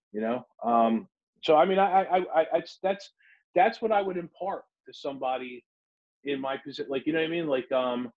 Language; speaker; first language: English; native; English